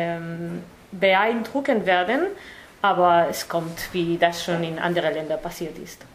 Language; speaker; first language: German; non-native, fluent; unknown